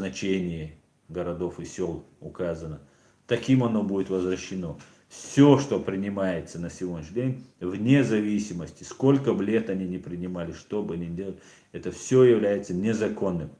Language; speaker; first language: Russian; non-native, local second language; Chechen